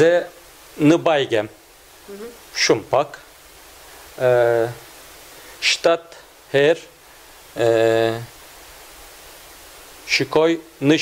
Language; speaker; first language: Albanian; non-native, learner; Turkish